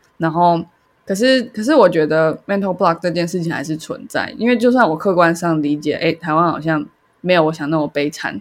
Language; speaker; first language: Chinese; native; Chinese